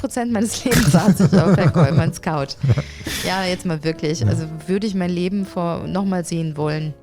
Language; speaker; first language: German; native; German